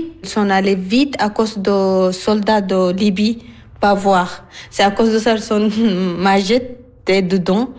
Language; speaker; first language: French; non-native, learner; Arabic